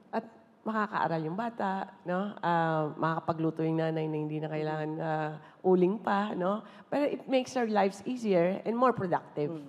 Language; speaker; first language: Filipino; non-native, local second language; Hiligaynon